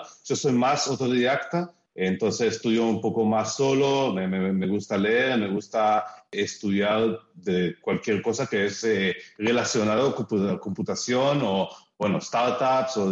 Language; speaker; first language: Spanish; early bilingual, heritage; Spanish